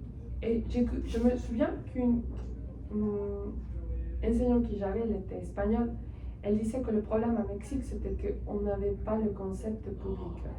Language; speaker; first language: French; non-native, fluent; Spanish